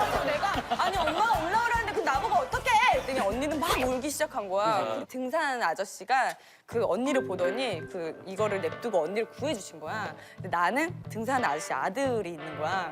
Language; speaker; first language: Korean; native; Korean